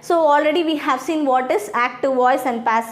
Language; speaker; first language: English; non-native, local second language; Tamil